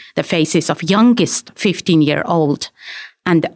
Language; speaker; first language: English; non-native, fluent; Chinese